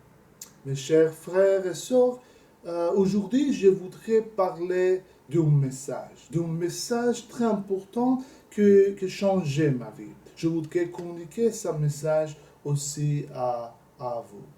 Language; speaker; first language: French; non-native, learner; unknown